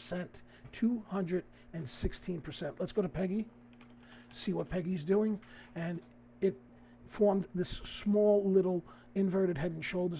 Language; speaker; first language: English; native; English